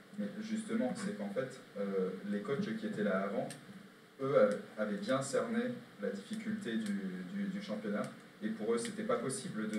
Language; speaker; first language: French; native; French